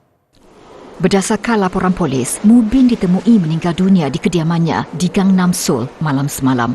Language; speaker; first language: Malay; native; Malay